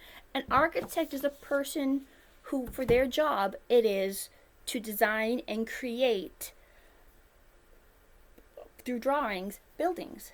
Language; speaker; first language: English; native; English